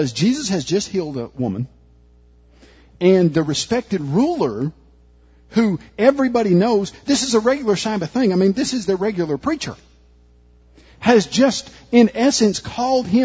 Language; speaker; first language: English; native; English